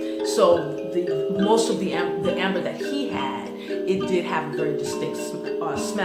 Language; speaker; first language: English; native; English